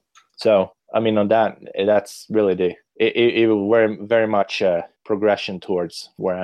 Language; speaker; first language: English; non-native, fluent; Swedish